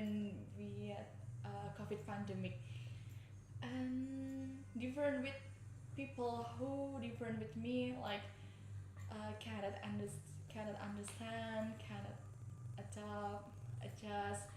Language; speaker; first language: English; non-native, learner; Indonesian